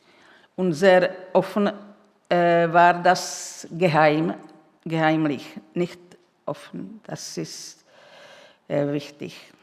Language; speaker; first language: German; non-native, fluent; Czech